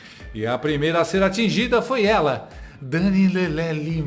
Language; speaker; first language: Portuguese; native; Portuguese